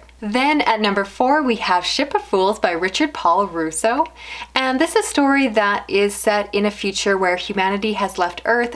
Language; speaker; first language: English; native; English